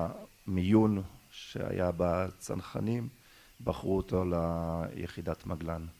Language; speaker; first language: Hebrew; non-native, local second language; German